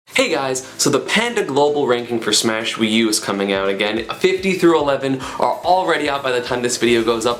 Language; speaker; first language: English; native; English